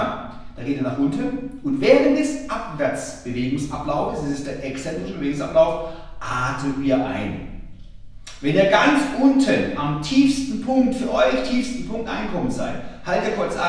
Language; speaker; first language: German; native; German